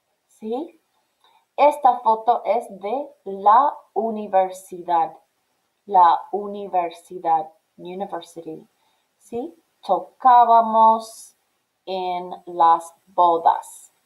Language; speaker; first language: Spanish; non-native, fluent; English